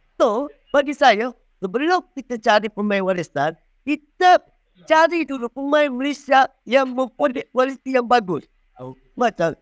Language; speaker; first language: Malay; native; Malay